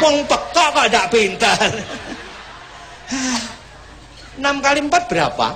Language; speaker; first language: Indonesian; non-native, local second language; Javanese